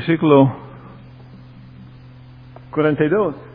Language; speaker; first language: Spanish; non-native, fluent; English